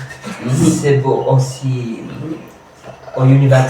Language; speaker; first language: French; non-native, learner; Kamba